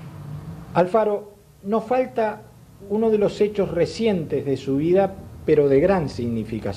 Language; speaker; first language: Spanish; native; Spanish